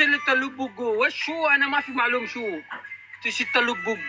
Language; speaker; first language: Arabic; non-native, learner; Urdu